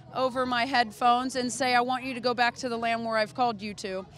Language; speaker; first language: English; native; English